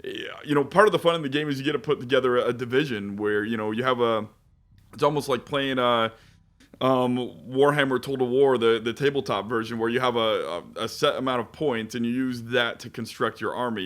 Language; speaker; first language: English; native; English